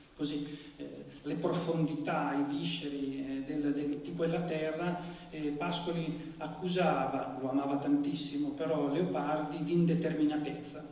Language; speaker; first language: Italian; native; Italian